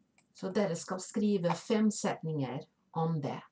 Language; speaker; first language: Norwegian; non-native, fluent; Spanish